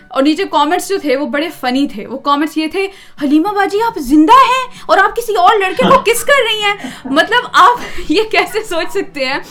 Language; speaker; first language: Urdu; native; Urdu